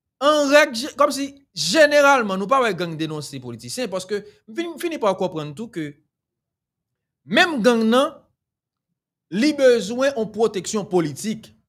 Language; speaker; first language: French; non-native, local second language; Haitian Creole